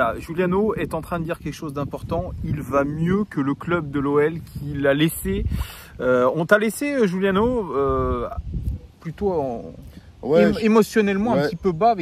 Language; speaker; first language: French; native; French